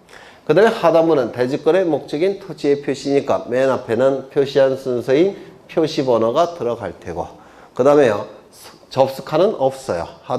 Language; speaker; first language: Korean; native; Korean